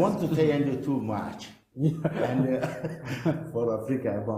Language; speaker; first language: English; non-native, learner; Turkish